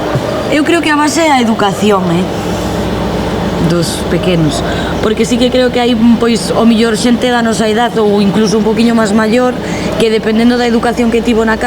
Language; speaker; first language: Galician; native; Galician